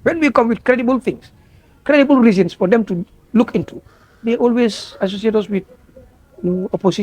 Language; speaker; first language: English; non-native, local second language; Fula